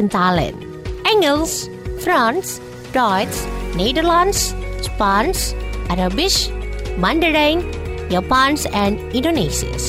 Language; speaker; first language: Dutch; non-native, fluent; Indonesian